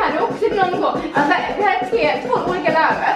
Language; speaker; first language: Swedish; native; Swedish